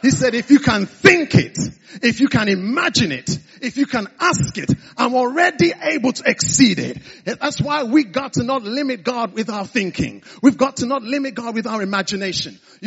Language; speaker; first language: English; non-native, local second language; Igbo